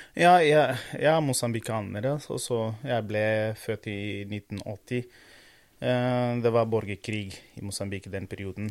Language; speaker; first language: Norwegian; non-native, fluent; Portuguese